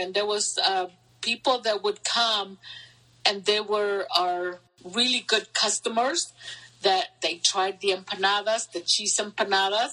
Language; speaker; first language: English; early bilingual, other home language; Spanish